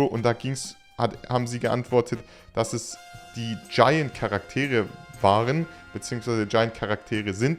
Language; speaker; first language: German; native; German